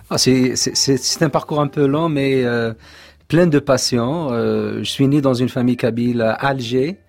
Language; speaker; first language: French; non-native, local second language; Kabyle